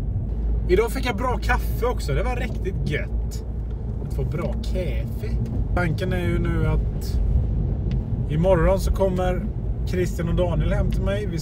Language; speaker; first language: Swedish; native; Swedish